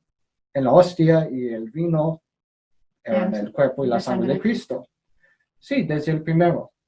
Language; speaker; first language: Spanish; non-native, learner; English